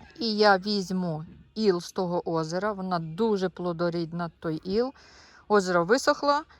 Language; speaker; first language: Ukrainian; non-native, local second language; Russian